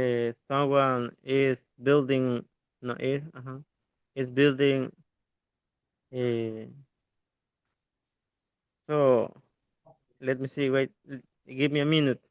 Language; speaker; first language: English; non-native, learner; Spanish